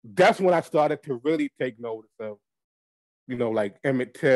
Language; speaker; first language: English; native; English